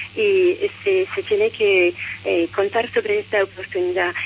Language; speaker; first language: Spanish; non-native, fluent; French